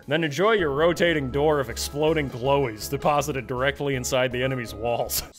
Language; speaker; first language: English; native; English